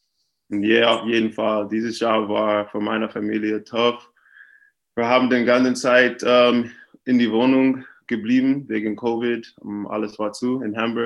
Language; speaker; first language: German; non-native, fluent; English